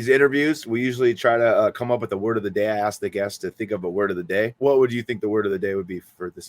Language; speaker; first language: English; native; English